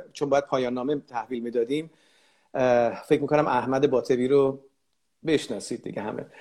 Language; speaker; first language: Persian; native; Persian